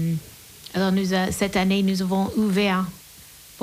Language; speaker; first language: French; non-native, learner; English